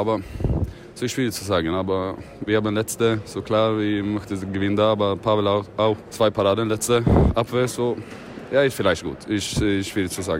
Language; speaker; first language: German; non-native, learner; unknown